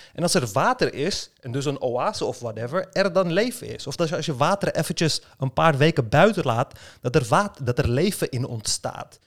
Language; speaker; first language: Dutch; early bilingual, other home language; Turkish